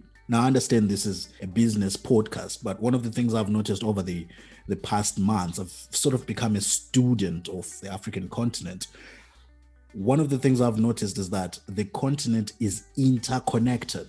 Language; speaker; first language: English; non-native, local second language; Shona